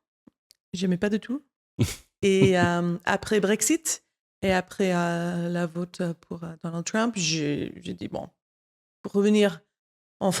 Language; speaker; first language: French; non-native, fluent; English